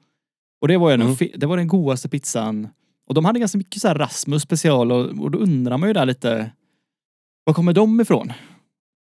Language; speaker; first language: Swedish; native; Swedish